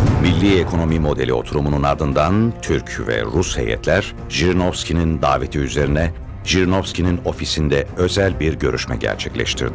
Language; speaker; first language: Turkish; native; Turkish